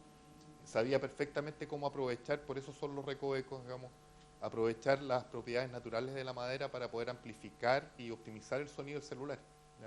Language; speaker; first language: Spanish; native; Spanish